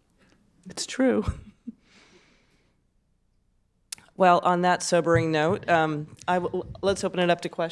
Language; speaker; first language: English; native; English